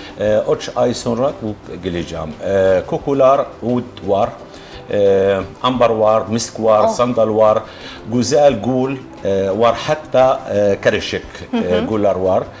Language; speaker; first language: Turkish; non-native, learner; Arabic